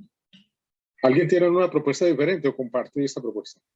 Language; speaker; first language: Spanish; native; Spanish